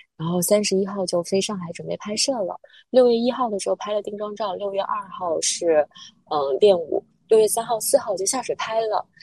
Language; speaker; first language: Chinese; native; Chinese